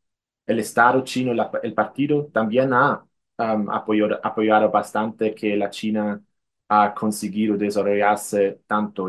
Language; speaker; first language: Spanish; non-native, fluent; German